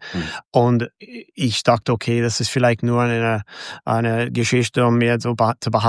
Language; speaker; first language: German; non-native, fluent; English